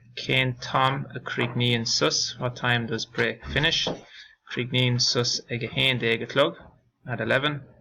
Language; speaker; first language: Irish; non-native, local second language; English